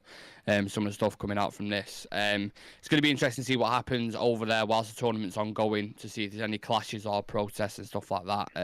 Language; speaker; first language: English; native; English